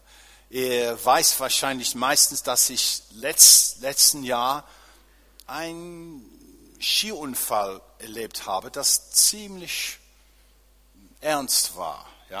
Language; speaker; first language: German; non-native, fluent; English